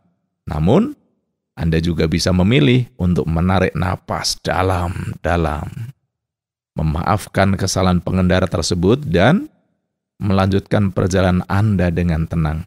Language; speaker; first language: Indonesian; native; Indonesian